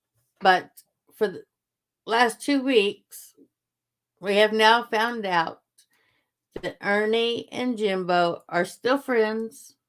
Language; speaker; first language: English; native; English